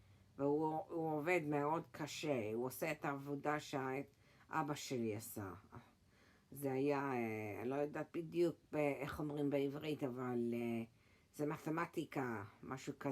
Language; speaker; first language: Hebrew; early bilingual, heritage; English